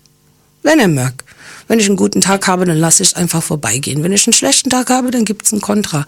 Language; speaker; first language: German; early bilingual, other home language; English